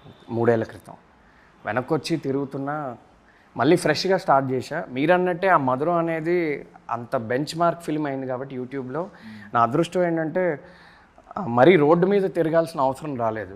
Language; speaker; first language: Telugu; native; Telugu